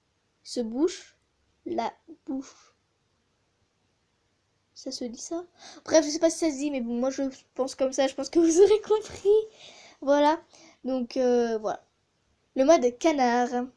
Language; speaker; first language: French; native; French